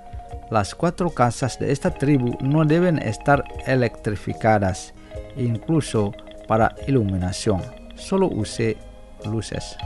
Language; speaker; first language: Spanish; non-native, fluent; Indonesian